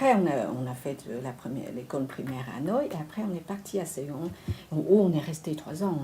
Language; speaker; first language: French; non-native, fluent; Vietnamese